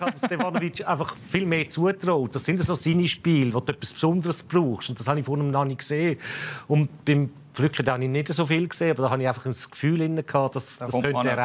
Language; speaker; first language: German; native; German